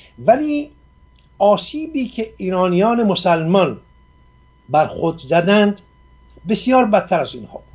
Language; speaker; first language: Persian; non-native, local second language; Assyrian Neo-Aramaic